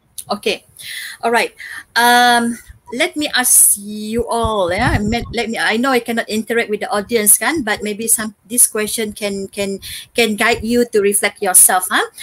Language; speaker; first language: English; non-native, local second language; Malay